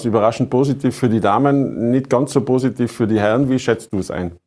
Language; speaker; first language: German; native; German